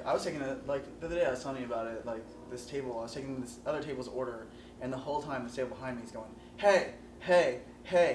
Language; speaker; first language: English; native; English